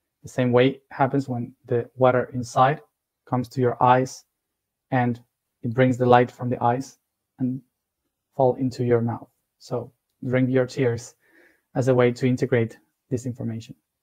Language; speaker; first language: English; non-native, fluent; Spanish